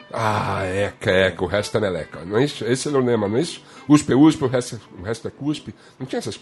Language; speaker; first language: Portuguese; native; Portuguese